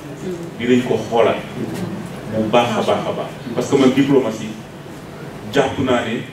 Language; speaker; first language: French; non-native, local second language; Wolof